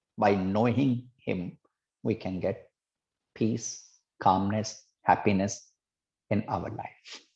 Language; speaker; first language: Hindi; native; Hindi